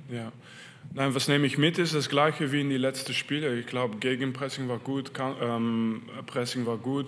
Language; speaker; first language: German; non-native, fluent; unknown